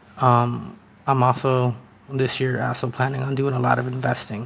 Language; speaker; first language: English; early bilingual, other home language; Spanish